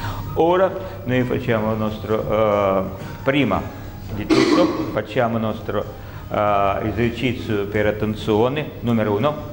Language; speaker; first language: Italian; non-native, learner; Russian